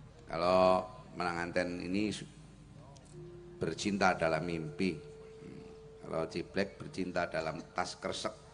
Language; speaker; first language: Malay; non-native, local second language; Javanese